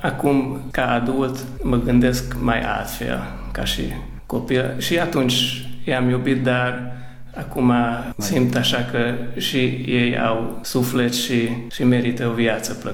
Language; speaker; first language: Romanian; early bilingual, heritage; Romanian